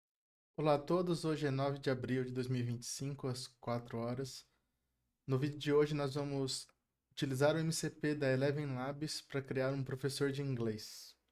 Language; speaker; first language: Portuguese; native; Portuguese